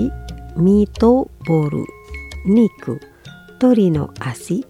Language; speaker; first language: Japanese; non-native, fluent; Indonesian